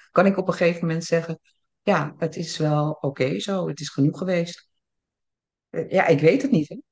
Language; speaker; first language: Dutch; early bilingual, other home language; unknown